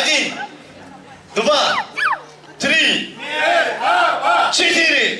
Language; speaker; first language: Russian; non-native, learner; Turkish